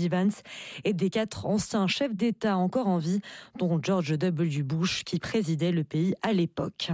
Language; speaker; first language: French; native; French